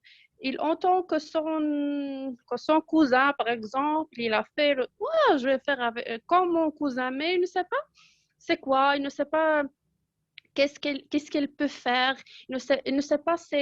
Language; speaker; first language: French; non-native, local second language; Arabic